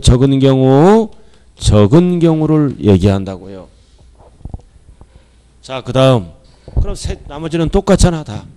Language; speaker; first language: Korean; native; Korean